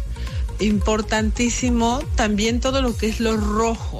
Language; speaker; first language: Spanish; native; Spanish